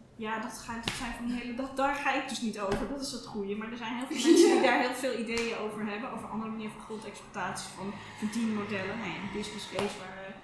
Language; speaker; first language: Dutch; native; Dutch